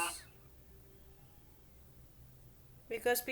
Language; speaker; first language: English; non-native, fluent; Indonesian